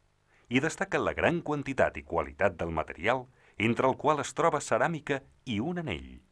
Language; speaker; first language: Catalan; native; Catalan